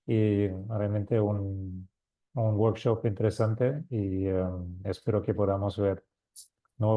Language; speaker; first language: Spanish; non-native, fluent; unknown